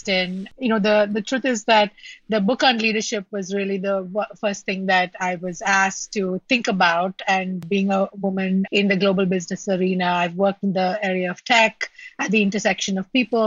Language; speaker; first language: English; non-native, local second language; Malayalam